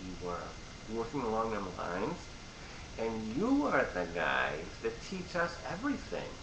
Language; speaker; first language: English; native; English